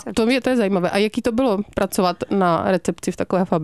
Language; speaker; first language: Czech; native; Czech